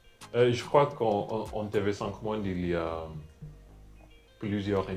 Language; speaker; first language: French; non-native, fluent; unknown